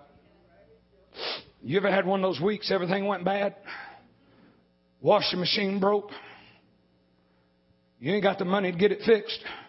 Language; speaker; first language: English; native; English